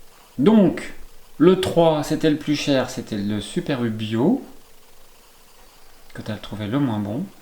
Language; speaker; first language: French; native; French